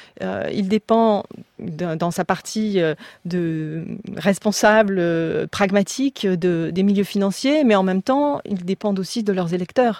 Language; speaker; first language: French; native; French